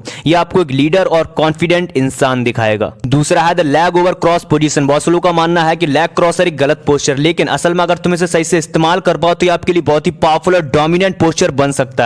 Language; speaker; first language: Hindi; native; Hindi